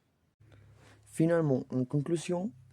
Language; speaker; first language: French; non-native, learner; Spanish